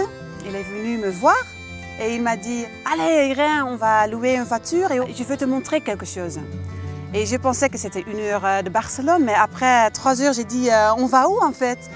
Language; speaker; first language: French; non-native, fluent; Dutch